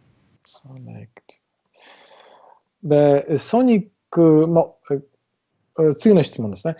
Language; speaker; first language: Japanese; non-native, learner; English